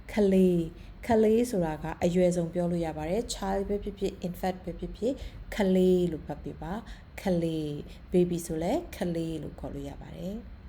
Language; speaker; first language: Burmese; native; Burmese